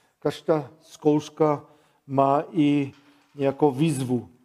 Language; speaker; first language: Czech; non-native, fluent; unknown